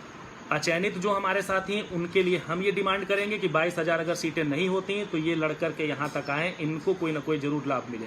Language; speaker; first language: Hindi; native; Hindi